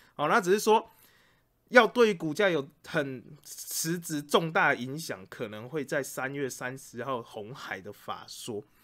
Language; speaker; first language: Chinese; native; Chinese